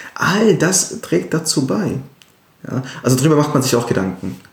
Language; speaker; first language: German; non-native, fluent; Arabic